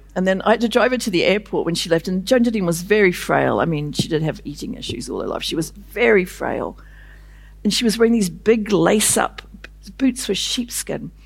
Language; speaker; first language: English; native; English